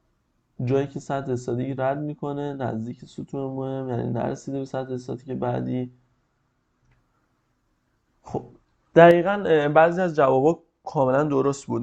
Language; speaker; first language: Persian; native; Persian